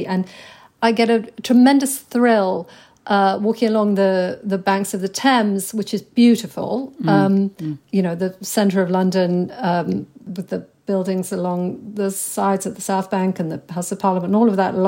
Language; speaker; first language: English; native; English